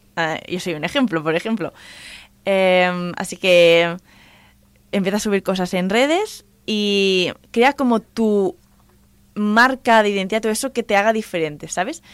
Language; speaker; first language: Spanish; non-native, local second language; Catalan